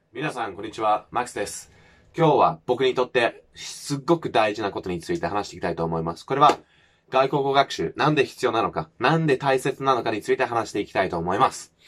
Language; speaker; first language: Japanese; non-native, fluent; English